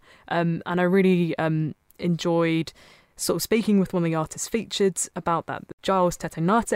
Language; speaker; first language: English; native; English